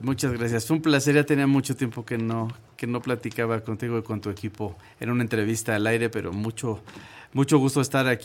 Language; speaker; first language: Spanish; native; Spanish